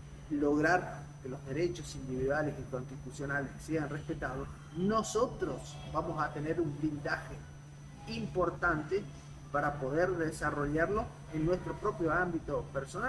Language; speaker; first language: Spanish; native; Spanish